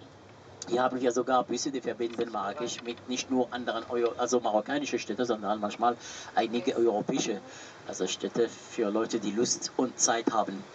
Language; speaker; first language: German; non-native, fluent; Arabic